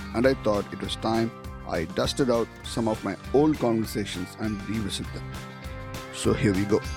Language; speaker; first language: English; non-native, local second language; Tamil